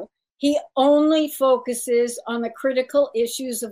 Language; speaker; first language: English; native; English